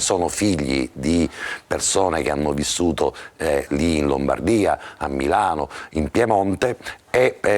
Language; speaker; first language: Italian; native; Italian